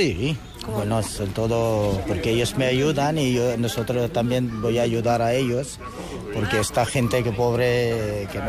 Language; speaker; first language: Spanish; non-native, learner; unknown